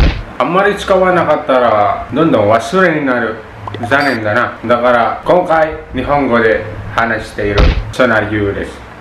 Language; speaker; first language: Japanese; non-native, learner; Sundanese